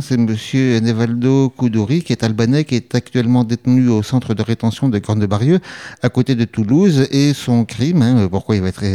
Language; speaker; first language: French; native; French